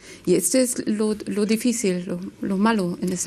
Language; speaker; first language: Spanish; non-native, learner; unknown